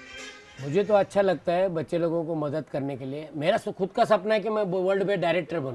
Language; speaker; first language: Hindi; native; Hindi